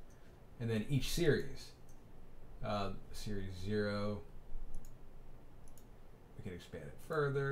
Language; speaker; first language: English; native; English